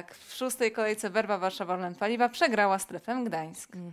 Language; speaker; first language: Polish; native; Polish